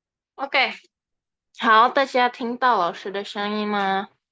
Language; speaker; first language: Chinese; non-native, fluent; Indonesian